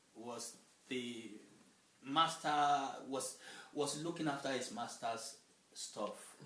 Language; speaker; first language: English; non-native, local second language; Yoruba